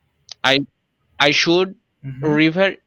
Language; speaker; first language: English; non-native, learner; Bangla